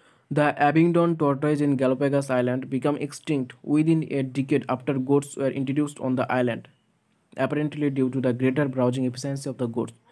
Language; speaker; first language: English; non-native, local second language; Bangla